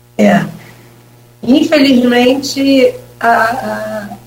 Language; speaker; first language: Portuguese; native; Portuguese